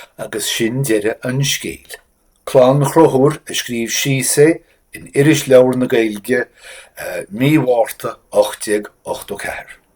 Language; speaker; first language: Irish; native; Irish